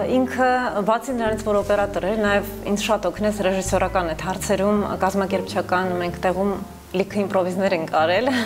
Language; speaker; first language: Armenian; early bilingual, heritage; Armenian